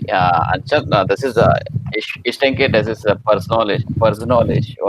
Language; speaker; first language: German; non-native, learner; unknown